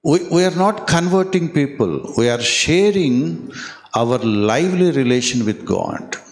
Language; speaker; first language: English; non-native, local second language; Telugu